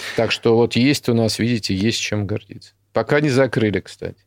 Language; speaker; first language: Russian; native; Russian